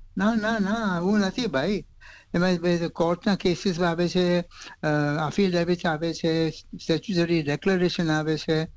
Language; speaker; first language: Gujarati; native; Gujarati